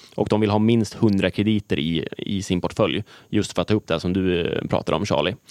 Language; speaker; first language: Swedish; native; Swedish